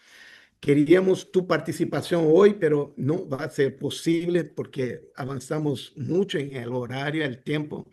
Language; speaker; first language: Spanish; non-native, fluent; Portuguese